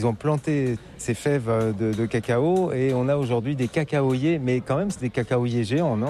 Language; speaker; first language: French; native; French